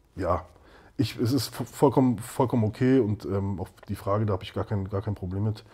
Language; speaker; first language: German; native; German